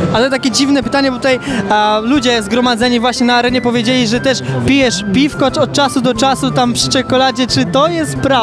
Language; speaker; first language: Polish; native; Polish